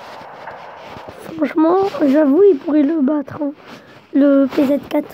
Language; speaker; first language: French; native; French